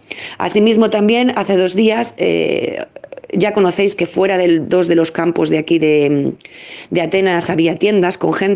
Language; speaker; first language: Spanish; native; Spanish